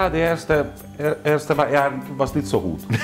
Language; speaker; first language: Dutch; non-native, learner; Hungarian